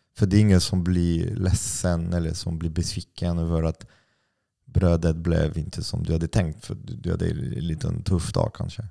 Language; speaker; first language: Swedish; non-native, fluent; French